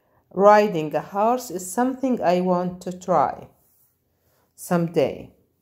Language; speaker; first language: English; non-native, fluent; Arabic